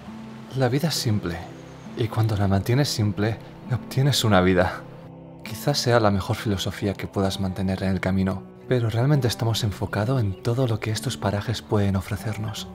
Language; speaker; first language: Spanish; native; Spanish